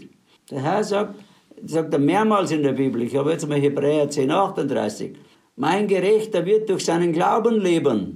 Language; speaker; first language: German; native; German